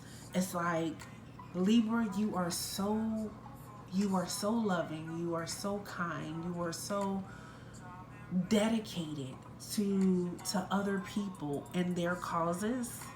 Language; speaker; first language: English; native; English